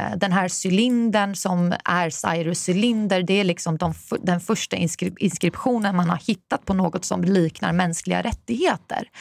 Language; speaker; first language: Swedish; early bilingual, other home language; Persian